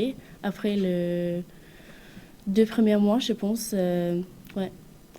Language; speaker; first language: French; non-native, fluent; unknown